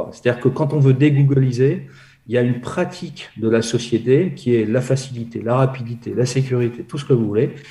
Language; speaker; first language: French; native; French